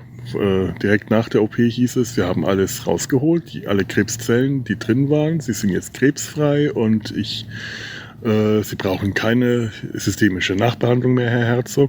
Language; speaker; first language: German; native; German